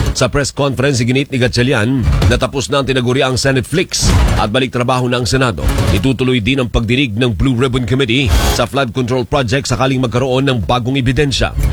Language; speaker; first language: Filipino; native; Filipino